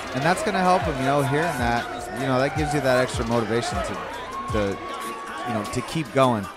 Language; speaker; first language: English; native; English